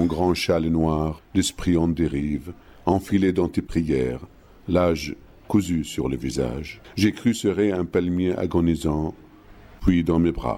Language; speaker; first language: French; non-native, fluent; Arabic